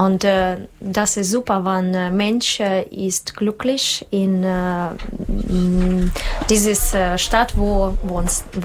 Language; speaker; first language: German; non-native, learner; Russian